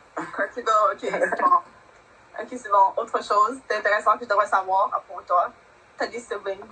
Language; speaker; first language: French; non-native, local second language; English